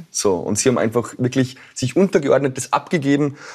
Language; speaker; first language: German; native; German